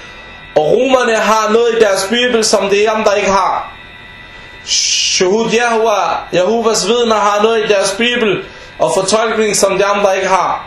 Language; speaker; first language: Danish; non-native, fluent; Arabic